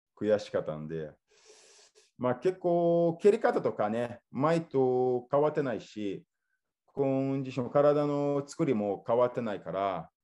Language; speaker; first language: Japanese; non-native, fluent; Portuguese